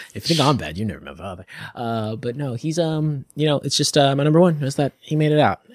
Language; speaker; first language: English; native; English